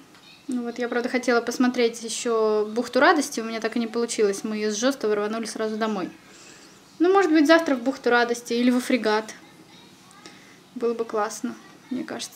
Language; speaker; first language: Russian; native; Russian